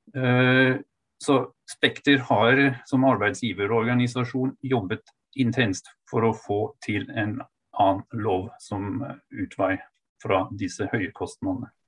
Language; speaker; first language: Norwegian; non-native, fluent; German